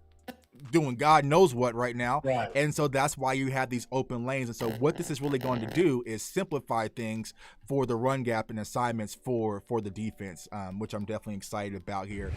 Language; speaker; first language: English; native; English